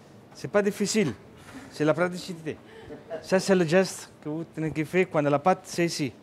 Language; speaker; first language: French; non-native, learner; Italian